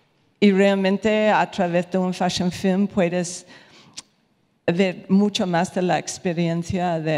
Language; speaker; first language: Spanish; non-native, fluent; English